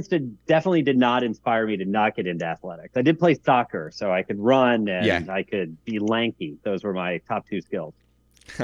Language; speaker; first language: English; native; English